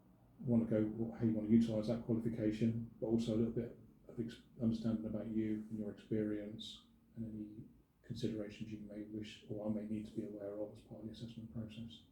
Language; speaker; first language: English; native; English